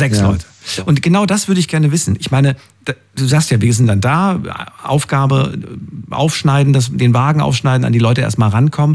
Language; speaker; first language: German; native; German